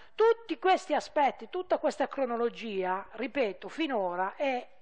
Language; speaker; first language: Italian; native; Italian